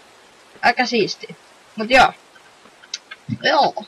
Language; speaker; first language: Finnish; native; Finnish